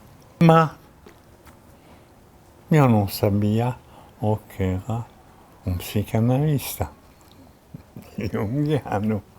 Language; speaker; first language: Portuguese; non-native, fluent; French